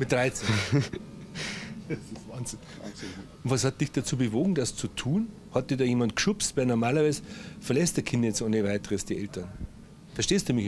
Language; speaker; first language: German; native; German